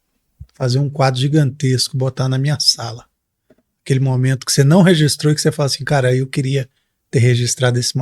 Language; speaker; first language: Portuguese; native; Portuguese